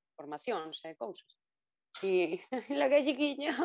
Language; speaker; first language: Spanish; non-native, local second language; Galician